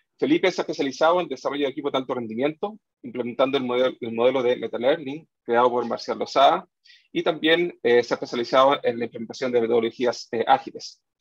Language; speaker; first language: Spanish; native; Spanish